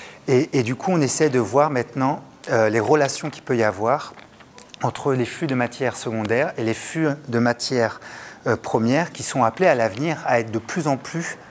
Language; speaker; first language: French; native; French